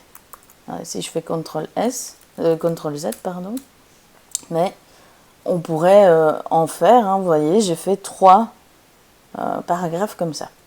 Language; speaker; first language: French; native; French